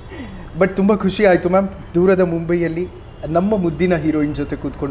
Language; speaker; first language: Kannada; native; Kannada